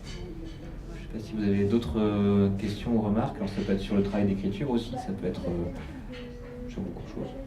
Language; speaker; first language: French; native; French